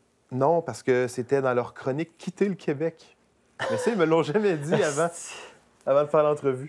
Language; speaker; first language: French; native; French